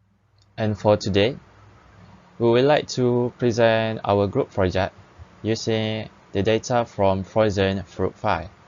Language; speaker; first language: English; non-native, local second language; Malay